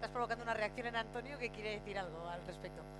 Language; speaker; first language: Spanish; native; Spanish